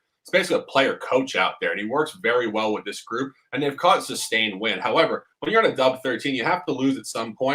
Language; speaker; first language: English; native; English